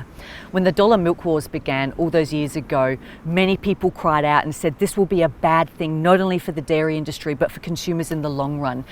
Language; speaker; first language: English; native; English